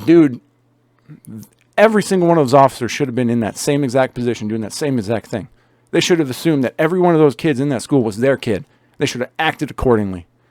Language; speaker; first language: English; native; English